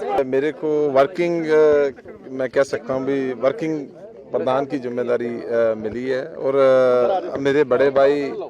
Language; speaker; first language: Hindi; non-native, local second language; Punjabi